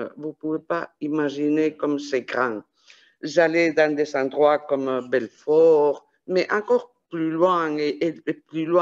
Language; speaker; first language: French; non-native, fluent; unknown